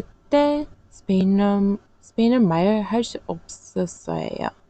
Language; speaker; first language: Korean; non-native, learner; English